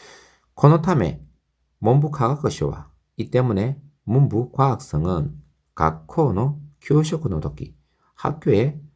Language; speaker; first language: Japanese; non-native, fluent; Korean